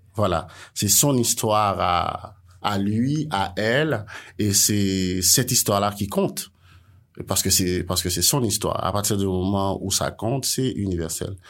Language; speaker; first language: French; non-native, local second language; Haitian Creole